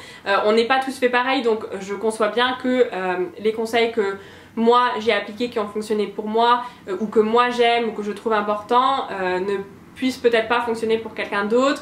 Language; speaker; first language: French; native; French